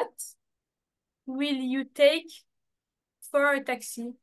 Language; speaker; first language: English; non-native, learner; French